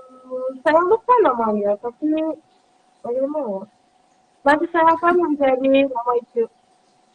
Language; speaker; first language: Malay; non-native, fluent; Turkish